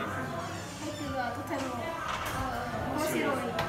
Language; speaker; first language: Japanese; non-native, learner; Indonesian